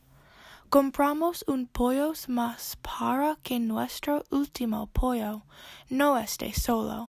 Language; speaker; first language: Spanish; non-native, learner; English